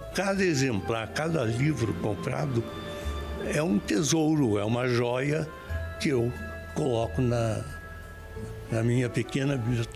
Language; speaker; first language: Portuguese; native; Portuguese